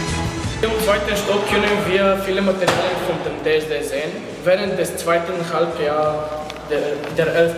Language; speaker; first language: German; non-native, learner; Bulgarian